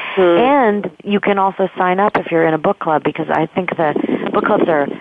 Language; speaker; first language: English; native; English